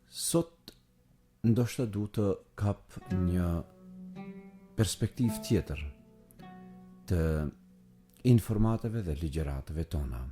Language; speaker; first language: Albanian; native; Albanian